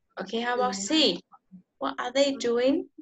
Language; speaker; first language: English; non-native, learner; Vietnamese